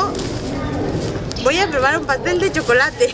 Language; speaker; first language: Spanish; native; Spanish